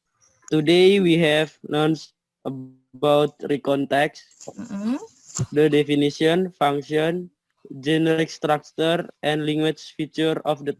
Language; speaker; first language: English; non-native, learner; Indonesian